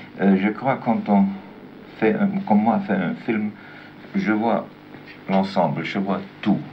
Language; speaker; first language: French; non-native, learner; German